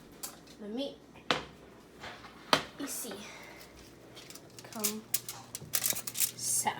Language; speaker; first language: French; non-native, learner; English